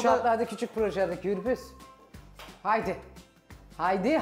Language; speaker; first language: Turkish; native; Turkish